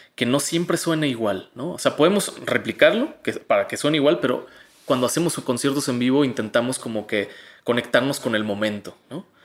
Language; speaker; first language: Spanish; native; Spanish